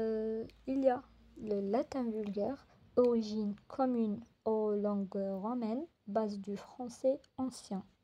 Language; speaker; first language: French; non-native, local second language; Arabic